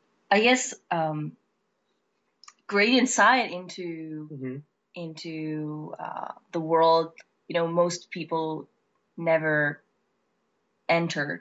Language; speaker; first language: English; non-native, fluent; Czech